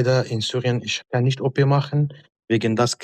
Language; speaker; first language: German; non-native, learner; Arabic